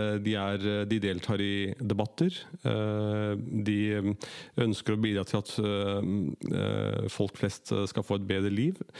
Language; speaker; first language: Norwegian; early bilingual, other home language; Urdu